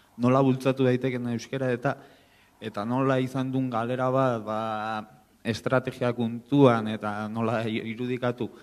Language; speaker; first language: Basque; non-native, local second language; Spanish